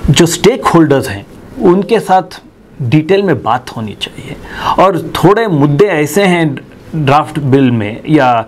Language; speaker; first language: Hindi; native; Hindi